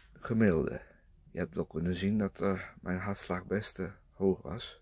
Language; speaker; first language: Dutch; native; Dutch